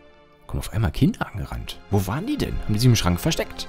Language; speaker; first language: German; native; German